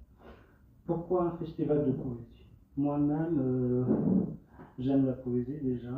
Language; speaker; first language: French; non-native, local second language; Kabyle